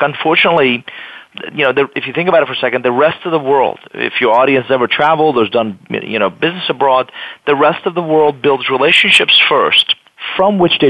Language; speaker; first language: English; non-native, fluent; Persian